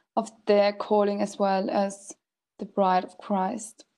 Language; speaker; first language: English; non-native, fluent; German